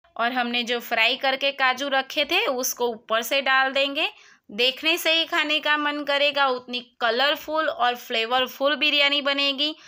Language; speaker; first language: Hindi; non-native, local second language; Gujarati